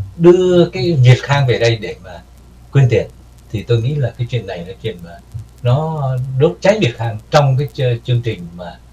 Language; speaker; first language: Vietnamese; native; Vietnamese